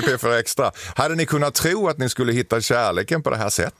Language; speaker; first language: Swedish; native; Swedish